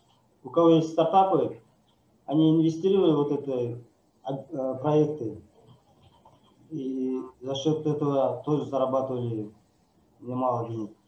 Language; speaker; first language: Russian; non-native, local second language; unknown